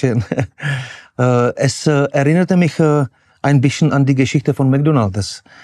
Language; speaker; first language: German; non-native, fluent; Czech